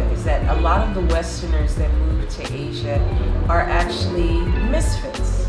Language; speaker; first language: English; native; English